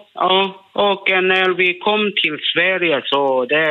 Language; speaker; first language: Swedish; non-native, learner; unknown